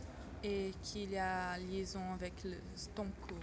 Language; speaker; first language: French; non-native, learner; Portuguese